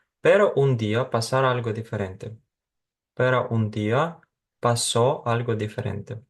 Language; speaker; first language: Spanish; non-native, fluent; Ukrainian